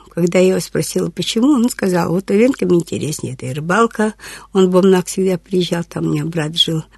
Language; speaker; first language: Russian; non-native, local second language; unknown